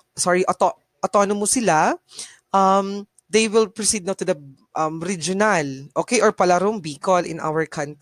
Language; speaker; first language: English; non-native, local second language; Bikol